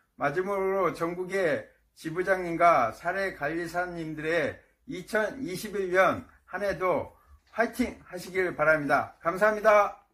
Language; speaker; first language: Korean; native; Korean